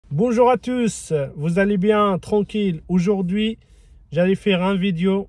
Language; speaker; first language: French; non-native, fluent; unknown